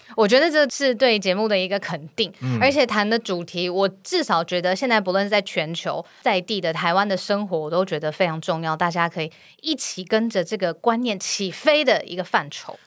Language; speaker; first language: Chinese; native; Chinese